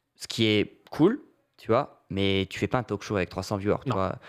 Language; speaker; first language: French; native; French